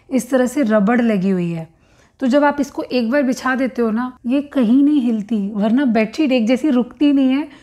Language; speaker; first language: Hindi; native; Hindi